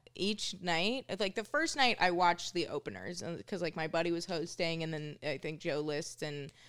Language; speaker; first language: English; native; English